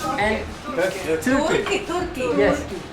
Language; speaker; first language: English; non-native, fluent; Russian